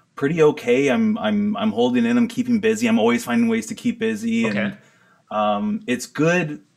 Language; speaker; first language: English; native; English